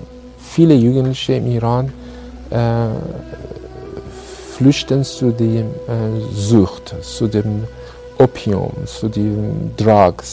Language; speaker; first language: German; non-native, fluent; Persian